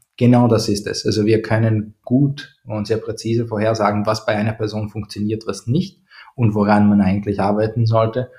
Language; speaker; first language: German; non-native, fluent; Croatian